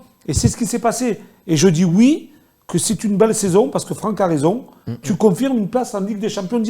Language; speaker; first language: French; native; French